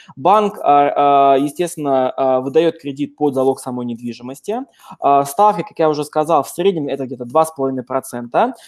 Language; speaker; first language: Russian; native; Russian